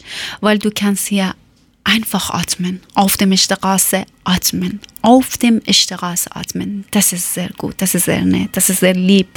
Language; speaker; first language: German; non-native, fluent; Persian